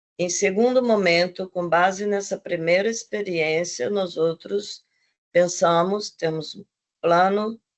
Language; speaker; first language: Portuguese; non-native, fluent; Spanish